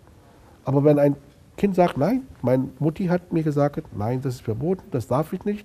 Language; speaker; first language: German; non-native, fluent; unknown